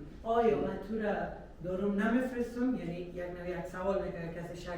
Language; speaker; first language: Persian; native; Persian